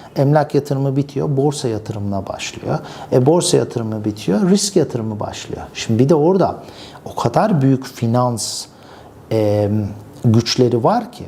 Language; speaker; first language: Turkish; early bilingual, other home language; English